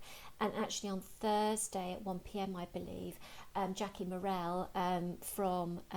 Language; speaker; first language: English; native; English